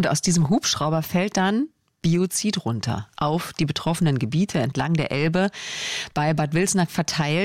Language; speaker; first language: German; native; German